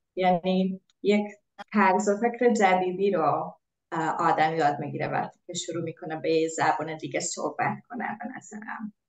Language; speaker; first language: Persian; non-native, fluent; Hungarian